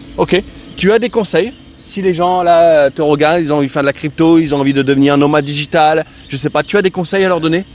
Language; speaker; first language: French; native; French